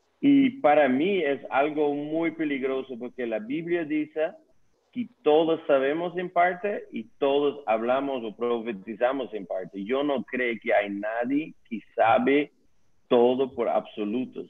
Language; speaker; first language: Spanish; non-native, learner; Dutch